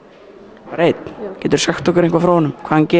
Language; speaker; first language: Icelandic; native; Icelandic